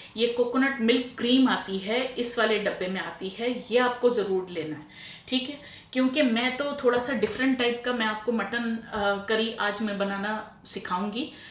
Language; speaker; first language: Urdu; native; Urdu